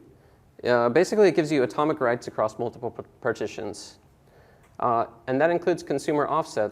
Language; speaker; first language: English; native; English